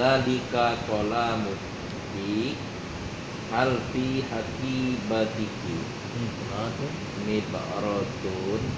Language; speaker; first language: Arabic; non-native, learner; Indonesian